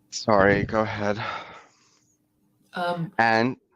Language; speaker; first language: English; native; English